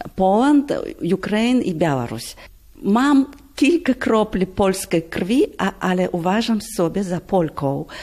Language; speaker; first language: Polish; non-native, learner; Russian